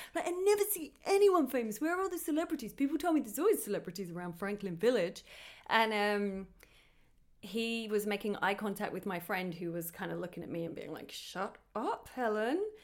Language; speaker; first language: English; native; English